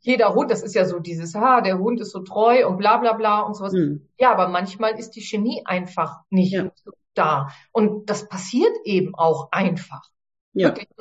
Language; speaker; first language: German; native; German